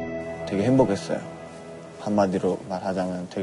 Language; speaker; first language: Korean; non-native, fluent; Nepali